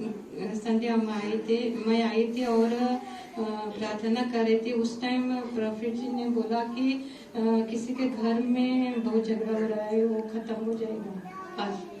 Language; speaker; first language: Hindi; non-native, local second language; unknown